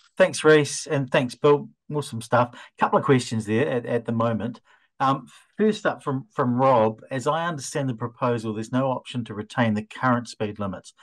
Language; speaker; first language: English; native; English